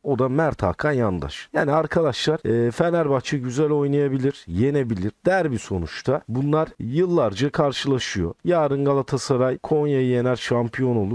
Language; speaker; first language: Turkish; native; Turkish